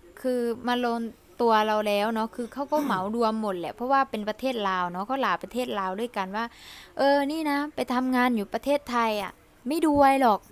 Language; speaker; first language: Thai; early bilingual, other home language; Lao